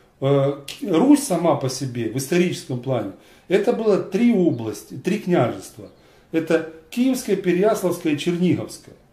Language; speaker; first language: Russian; native; Russian